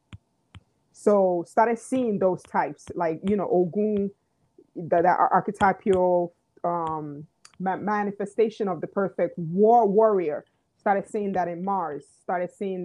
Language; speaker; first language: English; native; English